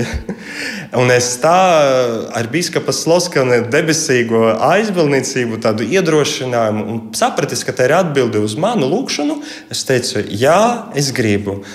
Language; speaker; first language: Latvian; early bilingual, heritage; Russian